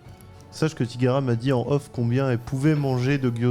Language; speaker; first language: French; native; French